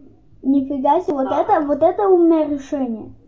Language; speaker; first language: Russian; native; Russian